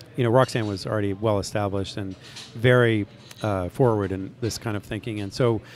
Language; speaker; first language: English; native; English